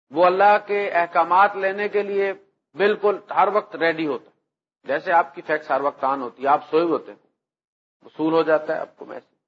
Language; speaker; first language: Urdu; non-native, local second language; Punjabi